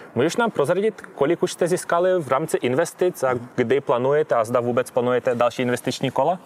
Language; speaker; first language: Czech; native; Czech